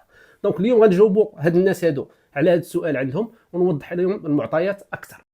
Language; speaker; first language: Arabic; native; Arabic